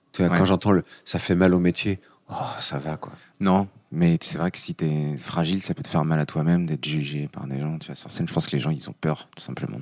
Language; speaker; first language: French; native; French